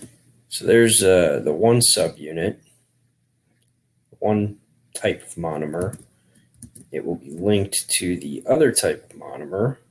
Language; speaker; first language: English; native; English